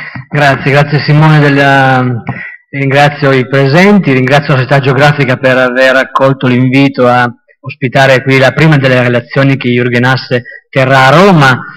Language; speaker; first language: Italian; native; Italian